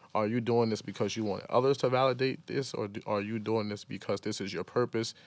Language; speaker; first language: English; native; English